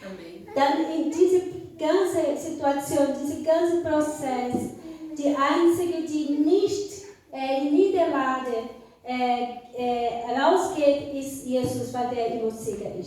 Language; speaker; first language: German; non-native, fluent; Portuguese